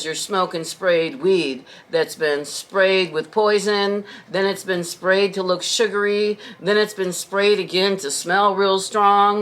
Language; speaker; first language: English; native; English